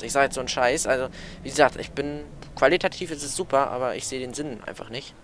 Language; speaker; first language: German; native; German